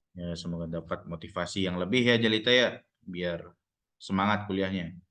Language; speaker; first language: Indonesian; native; Indonesian